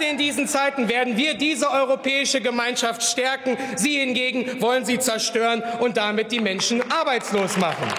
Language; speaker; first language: German; native; German